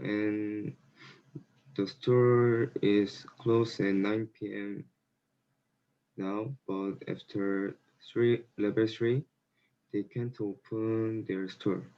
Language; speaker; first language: English; non-native, learner; Korean